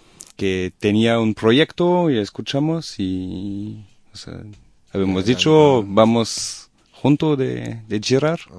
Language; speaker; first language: Spanish; non-native, learner; French